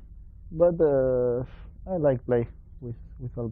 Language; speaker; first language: English; non-native, learner; Spanish